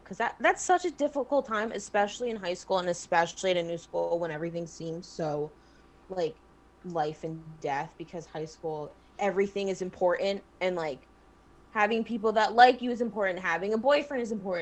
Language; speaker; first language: English; native; English